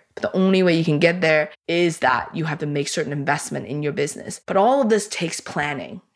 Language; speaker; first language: English; early bilingual, other home language; Chinese